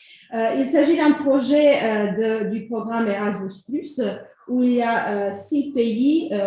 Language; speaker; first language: French; non-native, fluent; Croatian